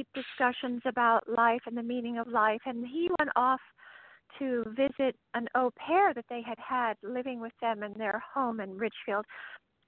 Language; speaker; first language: English; native; English